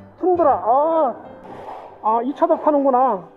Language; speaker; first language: Korean; native; Korean